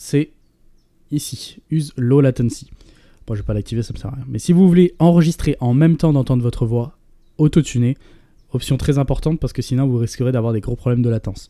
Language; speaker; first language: French; native; French